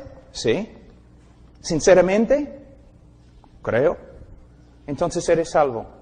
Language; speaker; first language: Spanish; non-native, fluent; English